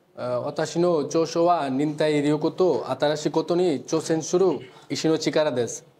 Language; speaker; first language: Japanese; non-native, learner; Bangla